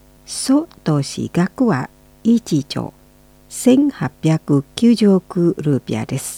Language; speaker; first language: Japanese; non-native, fluent; Indonesian